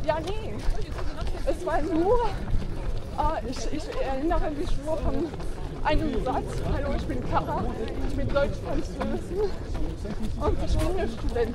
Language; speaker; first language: German; non-native, fluent; French